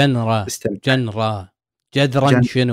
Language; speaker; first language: Arabic; native; Arabic